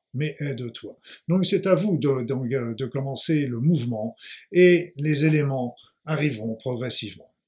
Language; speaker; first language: French; native; French